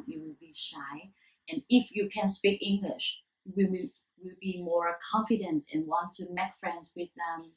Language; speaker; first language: English; non-native, learner; Vietnamese